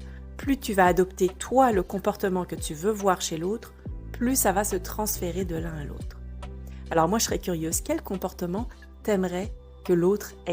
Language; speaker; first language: French; native; French